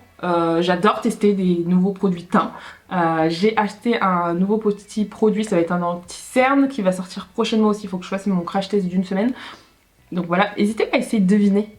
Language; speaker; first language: French; native; French